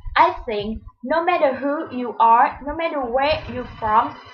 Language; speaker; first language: English; non-native, fluent; Vietnamese